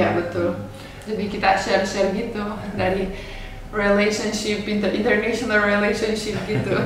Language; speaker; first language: Indonesian; non-native, fluent; Romanian